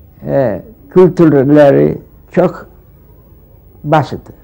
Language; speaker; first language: Turkish; early bilingual, heritage; Turkish